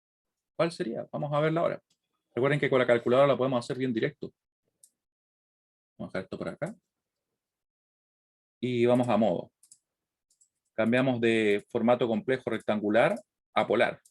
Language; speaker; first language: Spanish; native; Spanish